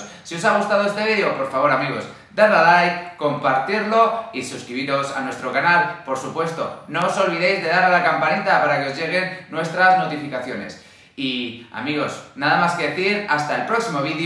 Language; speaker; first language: Spanish; native; Spanish